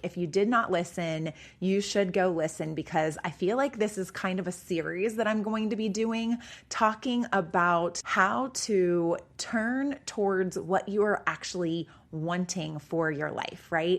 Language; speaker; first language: English; native; English